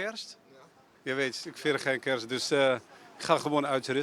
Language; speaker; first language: Dutch; non-native, fluent; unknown